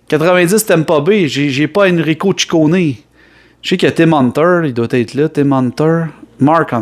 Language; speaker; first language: French; native; French